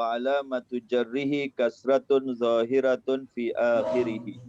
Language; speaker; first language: Arabic; non-native, fluent; Malay